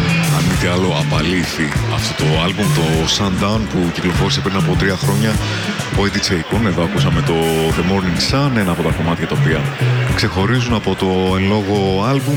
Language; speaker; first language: Greek; native; Greek